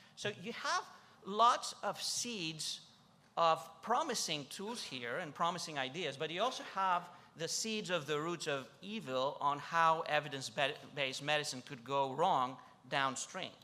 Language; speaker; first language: English; non-native, fluent; Greek